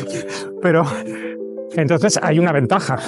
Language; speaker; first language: Spanish; native; Spanish